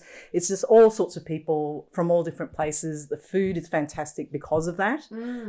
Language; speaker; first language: English; native; English